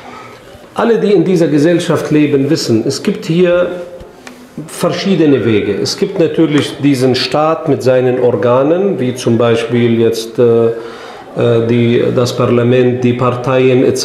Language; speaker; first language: German; non-native, fluent; Arabic